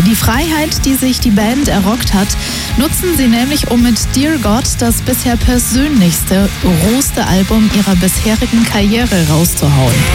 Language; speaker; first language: German; native; German